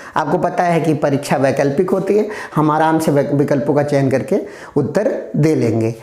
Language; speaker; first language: Hindi; native; Hindi